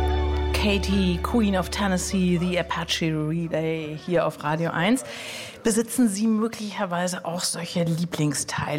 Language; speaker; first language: German; native; German